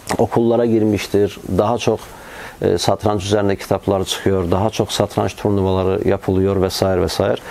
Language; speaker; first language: Turkish; non-native, fluent; Azerbaijani